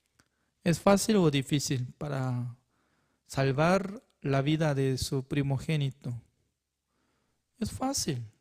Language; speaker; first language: Spanish; non-native, fluent; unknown